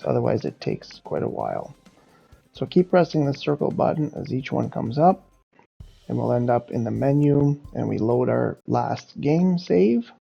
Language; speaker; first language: English; native; English